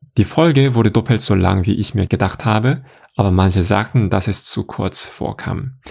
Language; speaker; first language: German; non-native, fluent; Korean